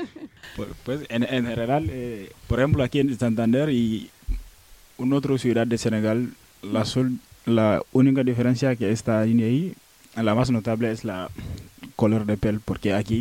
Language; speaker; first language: Spanish; non-native, learner; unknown